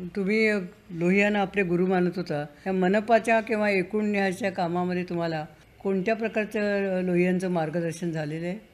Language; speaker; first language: Marathi; native; Marathi